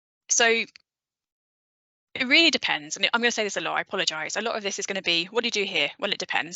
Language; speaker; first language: English; native; English